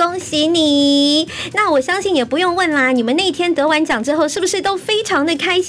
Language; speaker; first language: Chinese; native; Chinese